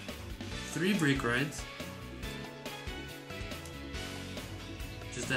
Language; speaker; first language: English; native; English